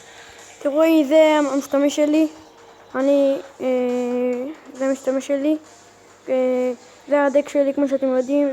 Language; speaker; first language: Hebrew; native; Hebrew